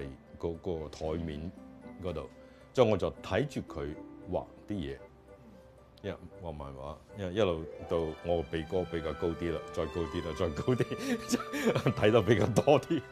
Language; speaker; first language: Chinese; native; Chinese